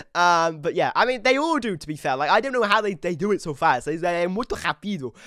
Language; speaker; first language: English; native; English